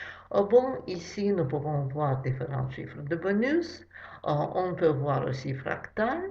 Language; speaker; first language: French; non-native, fluent; Russian